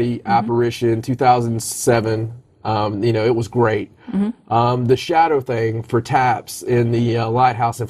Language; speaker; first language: English; native; English